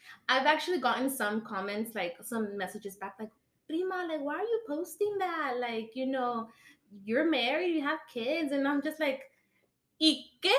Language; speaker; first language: English; early bilingual, other home language; Spanish